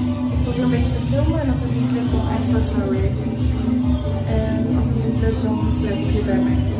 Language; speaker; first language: Dutch; early bilingual, other home language; Persian